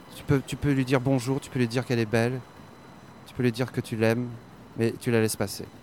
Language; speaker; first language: French; native; French